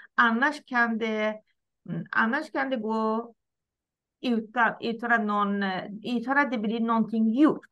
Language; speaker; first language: Swedish; non-native, fluent; Persian